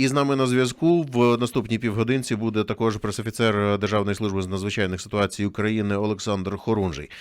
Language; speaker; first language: Ukrainian; native; Ukrainian